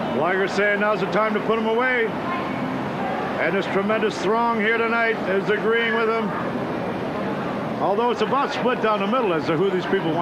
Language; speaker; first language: English; native; English